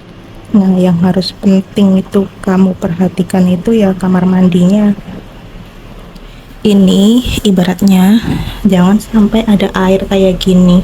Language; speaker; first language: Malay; non-native, local second language; Javanese